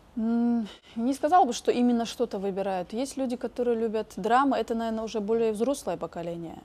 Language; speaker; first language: Russian; non-native, local second language; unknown